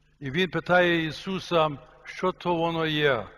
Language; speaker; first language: Ukrainian; early bilingual, heritage; Ukrainian